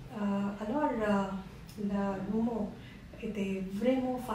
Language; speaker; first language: French; non-native, learner; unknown